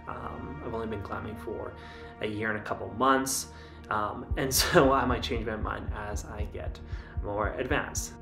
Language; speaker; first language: English; native; English